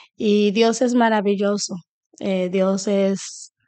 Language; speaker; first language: Spanish; native; Spanish